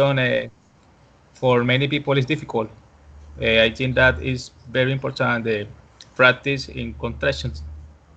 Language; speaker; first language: English; non-native, learner; Spanish